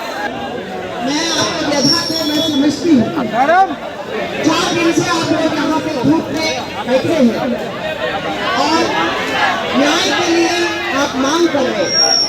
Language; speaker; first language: Hindi; non-native, local second language; Telugu